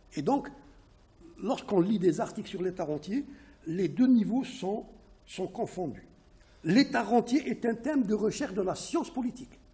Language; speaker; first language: French; non-native, local second language; Arabic